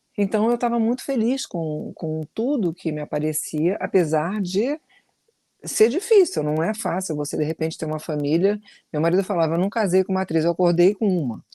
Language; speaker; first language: Portuguese; native; Portuguese